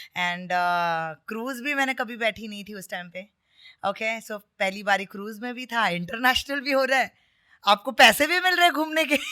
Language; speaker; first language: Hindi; non-native, local second language; Marathi